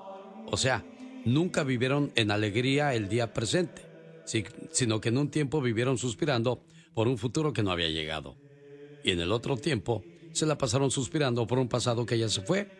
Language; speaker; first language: Spanish; native; Spanish